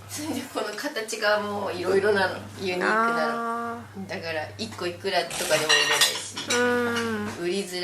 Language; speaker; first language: Japanese; native; Japanese